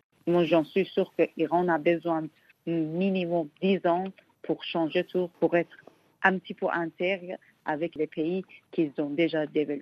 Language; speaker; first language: French; non-native, learner; Persian